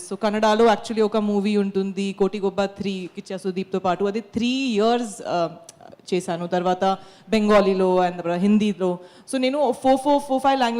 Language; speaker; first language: Telugu; non-native, fluent; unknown